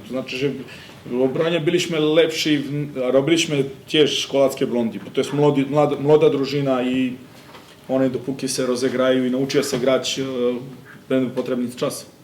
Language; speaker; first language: Polish; non-native, fluent; Serbian